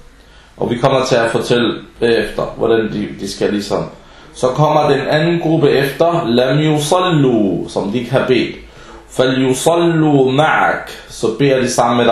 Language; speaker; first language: Danish; non-native, fluent; Arabic